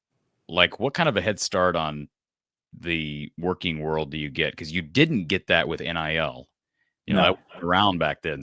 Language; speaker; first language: English; native; English